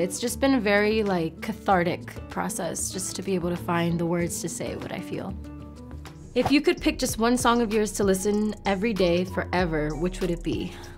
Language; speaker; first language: English; early bilingual, other home language; Spanish